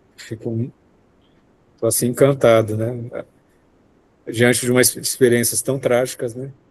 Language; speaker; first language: Portuguese; native; Portuguese